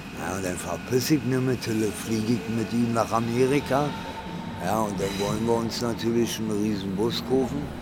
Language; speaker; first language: German; early bilingual, other home language; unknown